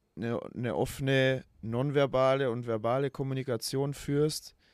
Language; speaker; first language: German; native; German